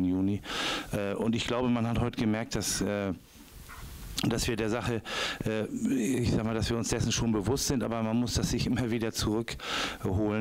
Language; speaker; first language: German; native; German